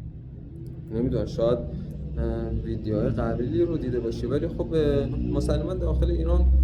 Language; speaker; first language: Persian; native; Persian